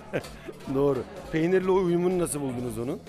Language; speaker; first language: Turkish; native; Turkish